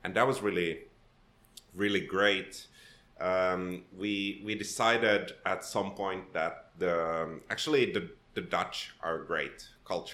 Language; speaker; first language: English; non-native, fluent; Swedish